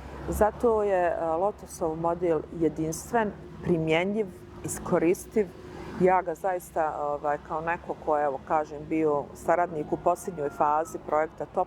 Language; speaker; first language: Bosnian; native; Bosnian